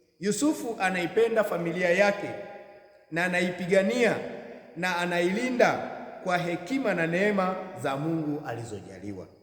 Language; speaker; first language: Swahili; native; Swahili